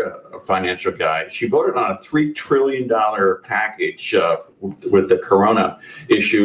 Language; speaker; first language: English; native; English